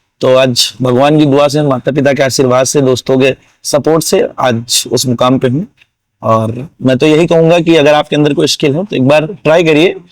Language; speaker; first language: Hindi; native; Hindi